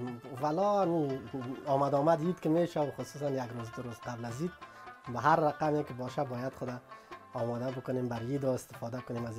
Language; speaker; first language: Persian; native; Persian